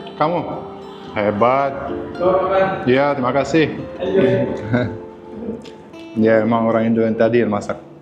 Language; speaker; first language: Indonesian; non-native, fluent; Arabic